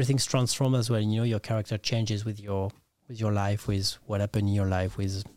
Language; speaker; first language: English; non-native, fluent; French